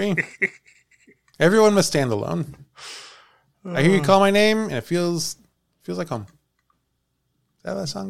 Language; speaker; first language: English; native; English